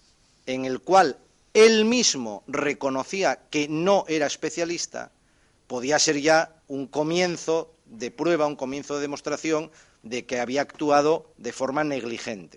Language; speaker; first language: Spanish; native; Spanish